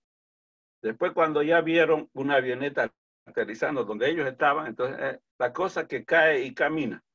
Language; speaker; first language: Spanish; native; Spanish